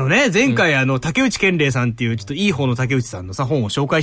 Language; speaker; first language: Japanese; native; Japanese